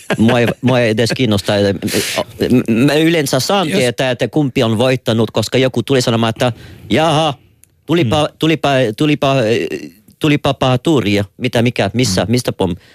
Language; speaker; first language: Finnish; non-native, fluent; French